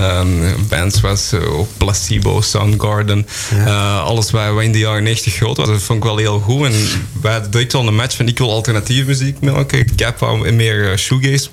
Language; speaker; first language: Dutch; native; Dutch